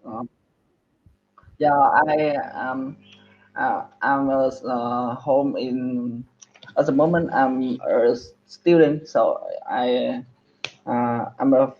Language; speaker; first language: English; non-native, learner; Vietnamese